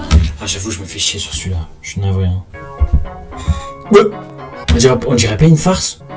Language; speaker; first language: French; native; French